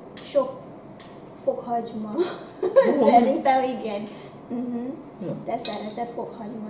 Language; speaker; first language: Hungarian; non-native, learner; Indonesian